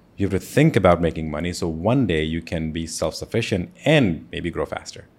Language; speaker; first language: English; non-native, local second language; Hindi